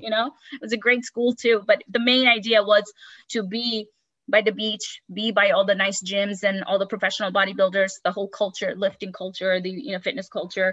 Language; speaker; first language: English; non-native, local second language; Sylheti